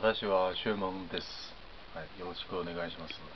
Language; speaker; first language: Japanese; non-native, learner; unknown